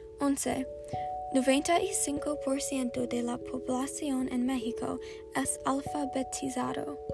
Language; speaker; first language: Spanish; non-native, learner; English